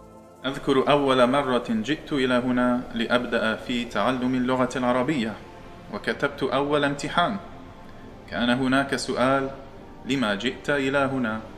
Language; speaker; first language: Arabic; non-native, learner; English